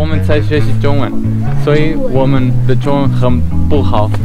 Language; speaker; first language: Chinese; non-native, fluent; Spanish